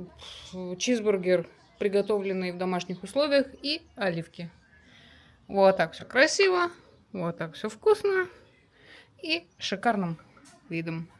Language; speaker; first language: Russian; native; Russian